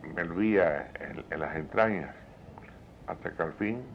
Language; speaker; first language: Spanish; native; Spanish